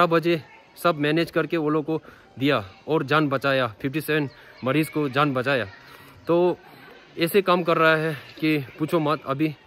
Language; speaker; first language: Hindi; non-native, fluent; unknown